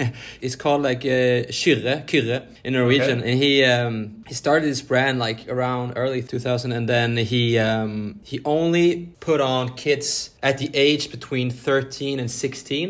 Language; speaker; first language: English; non-native, fluent; Norwegian